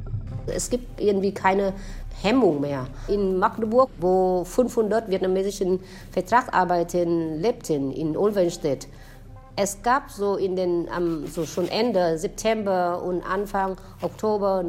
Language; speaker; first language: German; non-native, fluent; Vietnamese